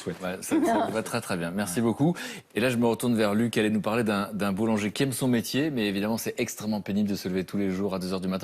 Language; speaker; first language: French; native; French